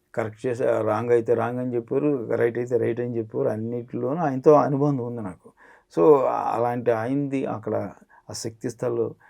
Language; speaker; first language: Telugu; native; Telugu